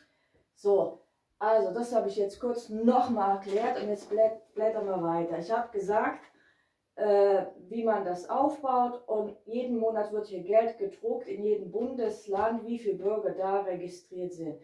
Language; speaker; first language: German; non-native, fluent; Hungarian